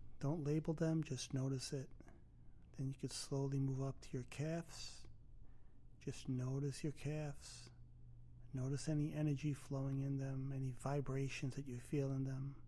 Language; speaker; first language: English; native; English